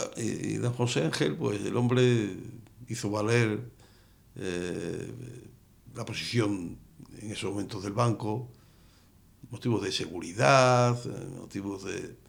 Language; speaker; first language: Spanish; native; Spanish